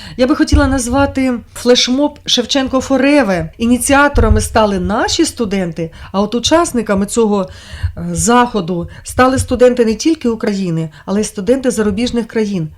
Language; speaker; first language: Ukrainian; native; Ukrainian